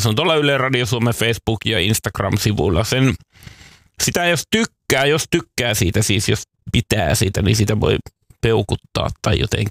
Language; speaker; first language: Finnish; native; Finnish